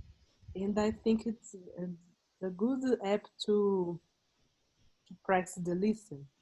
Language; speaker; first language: English; non-native, learner; Portuguese